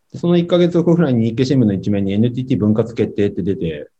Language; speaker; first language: Japanese; native; Japanese